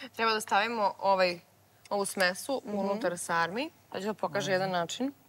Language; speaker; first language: Croatian; native; Croatian